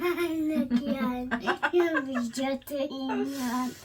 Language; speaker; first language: Albanian; early bilingual, heritage; Albanian